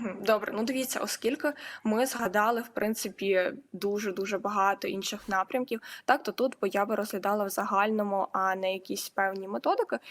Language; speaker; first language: Ukrainian; native; Ukrainian